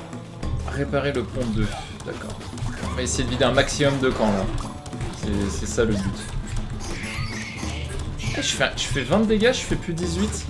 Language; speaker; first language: French; native; French